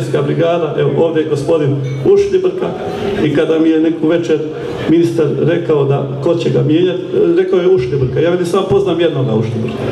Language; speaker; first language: Croatian; native; Croatian